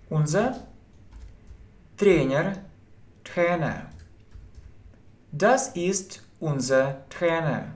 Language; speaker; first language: German; non-native, fluent; Russian